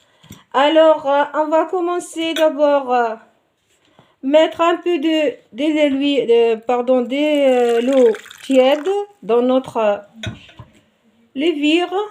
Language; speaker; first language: French; non-native, local second language; Arabic